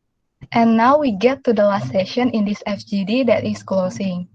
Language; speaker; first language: English; non-native, local second language; Indonesian